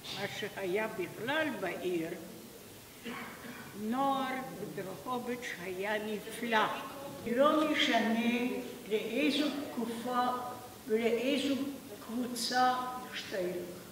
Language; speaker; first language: Hebrew; non-native, fluent; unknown